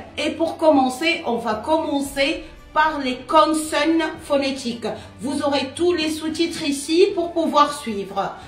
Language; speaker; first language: French; non-native, local second language; Arabic